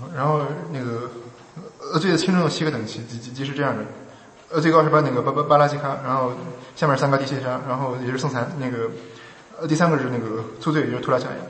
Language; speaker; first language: Chinese; native; Chinese